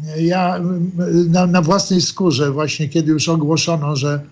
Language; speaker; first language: Polish; native; Polish